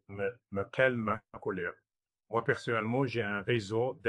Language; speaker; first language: French; non-native, fluent; Arabic